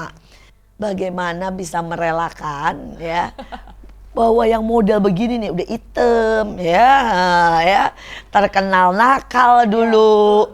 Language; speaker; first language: Indonesian; native; Indonesian